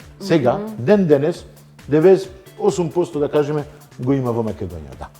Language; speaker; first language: Macedonian; non-native, fluent; Dutch